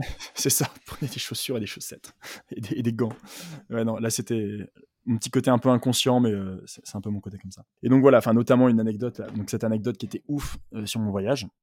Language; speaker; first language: French; native; French